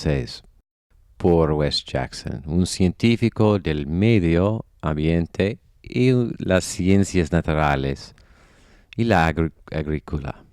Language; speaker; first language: Spanish; non-native, fluent; English